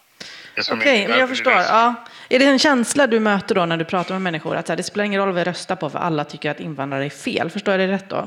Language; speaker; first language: Swedish; native; Swedish